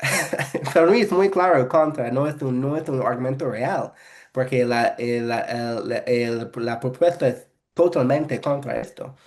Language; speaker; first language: Spanish; non-native, fluent; English